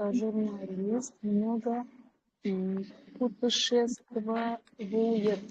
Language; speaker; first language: Russian; non-native, learner; Uzbek